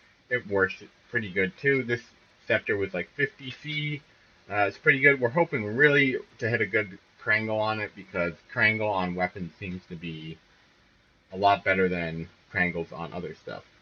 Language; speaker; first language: English; native; English